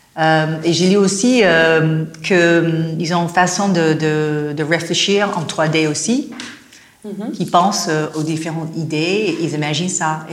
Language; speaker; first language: French; non-native, fluent; English